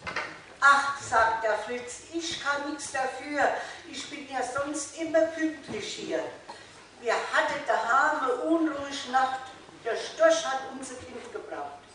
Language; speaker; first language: German; native; German